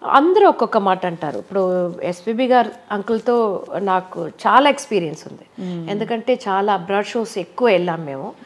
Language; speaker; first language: Telugu; non-native, local second language; Tamil